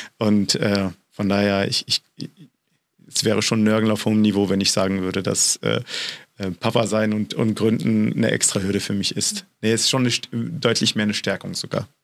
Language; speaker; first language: German; non-native, fluent; French